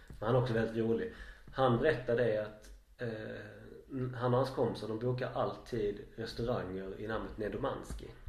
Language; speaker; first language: Swedish; native; Swedish